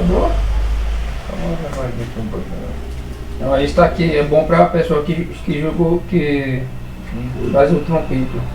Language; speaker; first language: Portuguese; non-native, learner; Haitian Creole